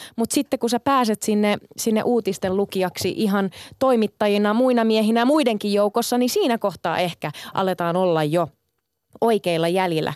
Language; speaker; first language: Finnish; early bilingual, other home language; Sinhala